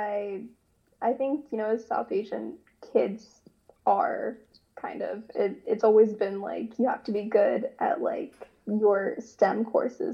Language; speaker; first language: English; native; English